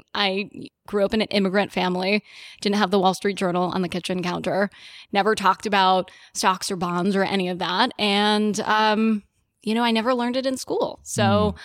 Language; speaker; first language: English; early bilingual, other home language; Hebrew